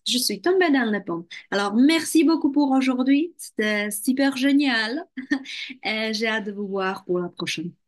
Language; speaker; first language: French; non-native, fluent; Czech